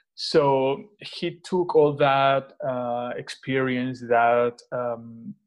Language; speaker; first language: English; non-native, fluent; Spanish